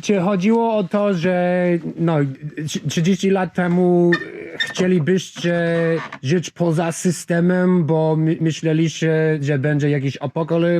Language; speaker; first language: Polish; non-native, fluent; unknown